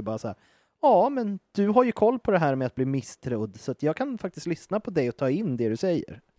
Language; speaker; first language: Swedish; native; Swedish